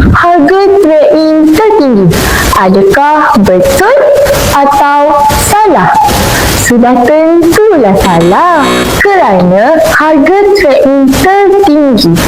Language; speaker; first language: Malay; native; Malay